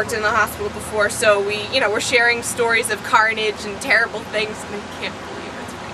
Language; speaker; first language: English; native; English